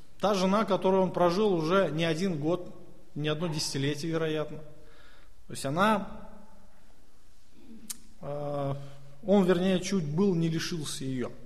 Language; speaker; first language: Russian; native; Russian